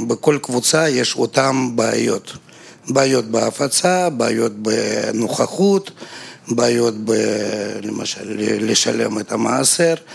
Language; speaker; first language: Hebrew; non-native, fluent; Russian